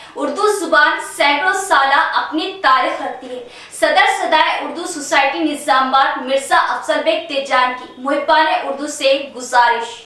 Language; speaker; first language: Urdu; native; Urdu